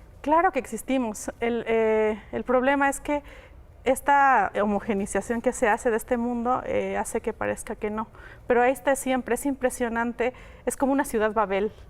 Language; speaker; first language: Spanish; non-native, local second language; Mixtepec Mixtec